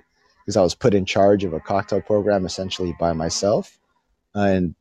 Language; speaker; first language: English; early bilingual, other home language; Filipino